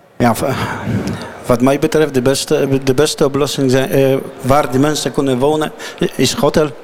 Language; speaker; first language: Dutch; non-native, learner; Polish